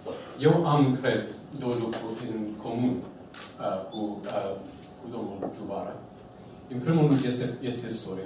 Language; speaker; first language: Romanian; non-native, fluent; English